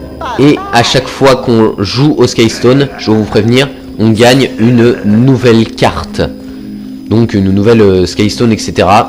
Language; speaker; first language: French; native; French